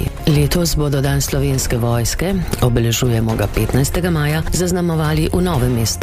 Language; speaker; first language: Slovenian; native; Slovenian